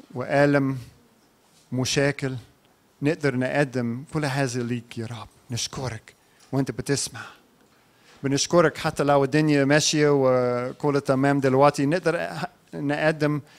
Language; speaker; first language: Arabic; non-native, learner; English